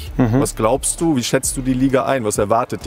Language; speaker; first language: German; native; German